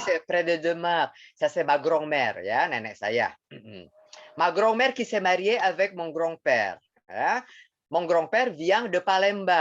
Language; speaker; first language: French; non-native, fluent; Indonesian